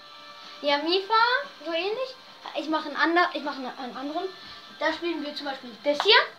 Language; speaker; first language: German; native; German